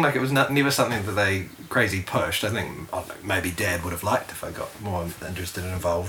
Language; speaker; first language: English; native; English